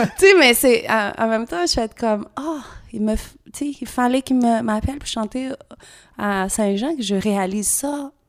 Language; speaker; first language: French; non-native, fluent; Portuguese